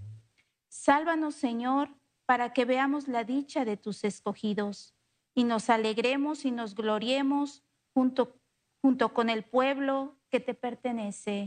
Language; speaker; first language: Spanish; native; Spanish